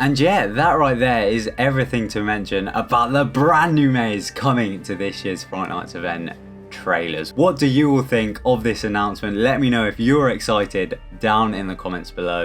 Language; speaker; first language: English; native; English